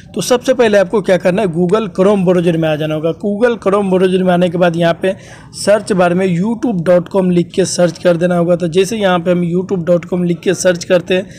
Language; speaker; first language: Hindi; native; Hindi